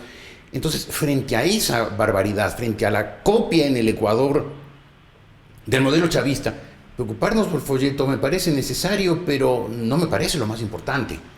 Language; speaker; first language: Spanish; native; Spanish